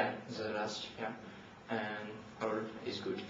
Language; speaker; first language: English; non-native, learner; French